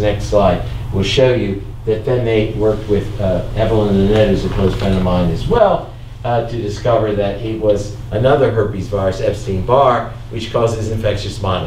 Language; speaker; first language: English; native; English